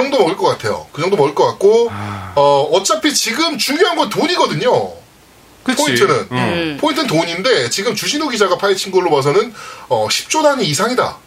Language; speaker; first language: Korean; native; Korean